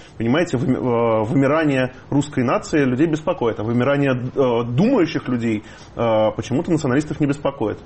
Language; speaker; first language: Russian; native; Russian